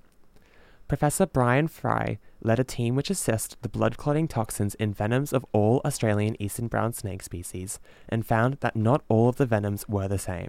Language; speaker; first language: English; native; English